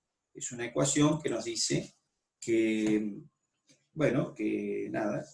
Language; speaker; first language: Spanish; native; Spanish